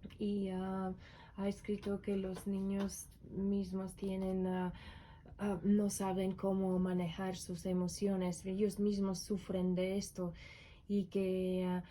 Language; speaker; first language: Spanish; non-native, learner; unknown